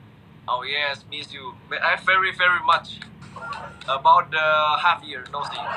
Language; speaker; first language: English; non-native, learner; Chinese